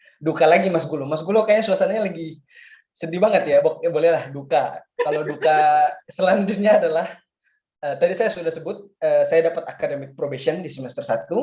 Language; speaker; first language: Indonesian; native; Indonesian